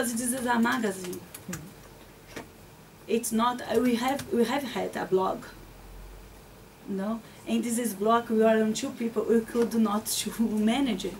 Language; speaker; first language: English; non-native, learner; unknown